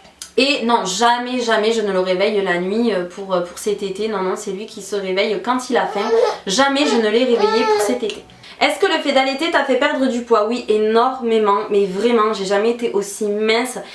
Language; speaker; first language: French; native; French